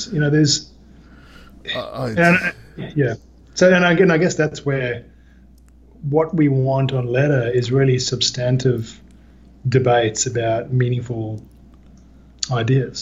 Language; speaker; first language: English; native; English